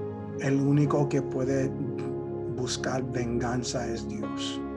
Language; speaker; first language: Spanish; early bilingual, heritage; Spanish